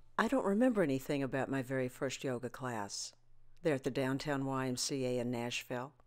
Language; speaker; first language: English; native; English